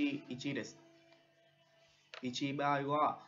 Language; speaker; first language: Japanese; non-native, learner; Vietnamese